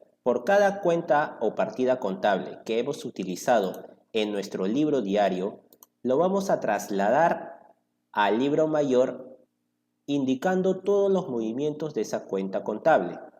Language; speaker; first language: Spanish; native; Spanish